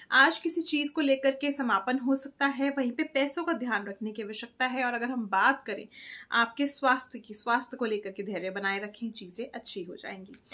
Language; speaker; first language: Hindi; native; Hindi